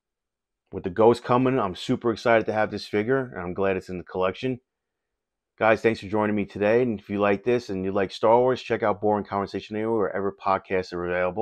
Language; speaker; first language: English; native; English